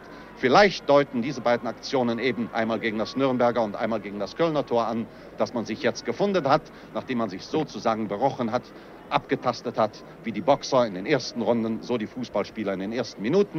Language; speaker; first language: German; native; German